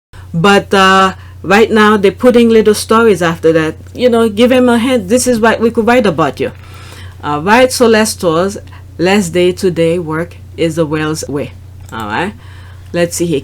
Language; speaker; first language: English; non-native, fluent; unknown